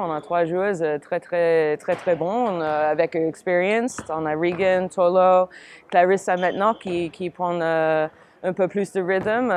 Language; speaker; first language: French; non-native, fluent; English